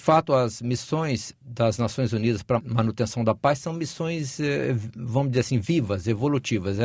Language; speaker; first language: Portuguese; native; Portuguese